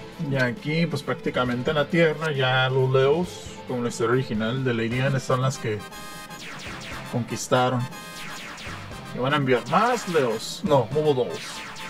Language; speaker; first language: Spanish; native; Spanish